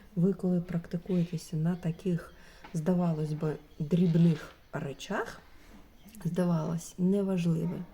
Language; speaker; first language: Ukrainian; non-native, local second language; Russian